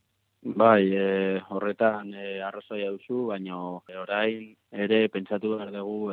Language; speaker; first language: Basque; non-native, local second language; Spanish